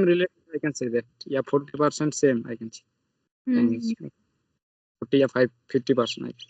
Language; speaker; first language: English; non-native, learner; Santali